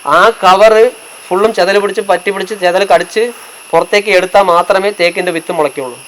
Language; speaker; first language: Malayalam; non-native, local second language; Tamil